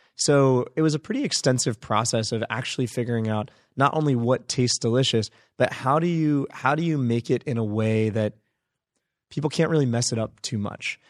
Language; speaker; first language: English; native; English